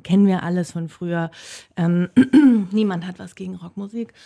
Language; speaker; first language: German; native; German